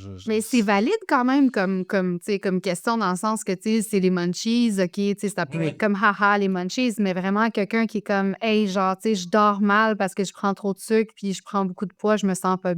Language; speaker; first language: French; native; French